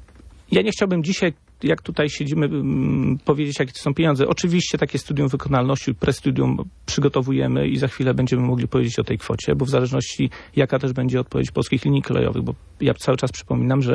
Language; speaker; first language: Polish; native; Polish